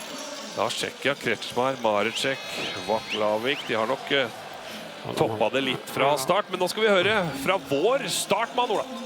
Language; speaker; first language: Norwegian; native; Norwegian